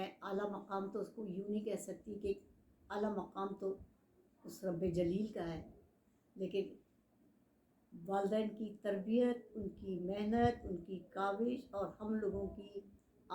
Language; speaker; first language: Urdu; native; Urdu